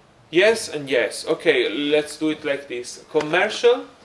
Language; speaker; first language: English; non-native, fluent; Italian